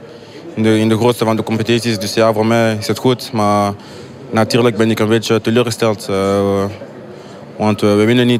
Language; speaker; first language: Dutch; non-native, local second language; French